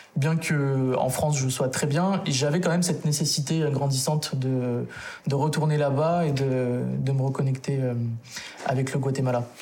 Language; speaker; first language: French; native; French